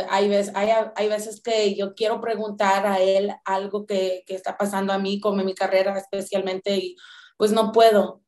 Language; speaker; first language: Spanish; early bilingual, heritage; Spanish